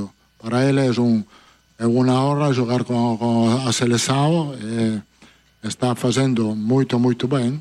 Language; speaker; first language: Portuguese; non-native, fluent; Italian